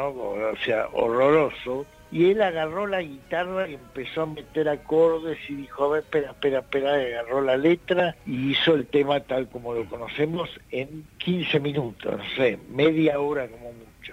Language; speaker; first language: Spanish; native; Spanish